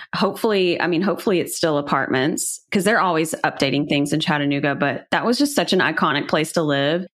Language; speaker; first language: English; native; English